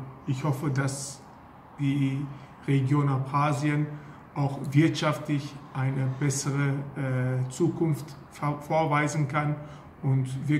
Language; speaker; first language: German; early bilingual, other home language; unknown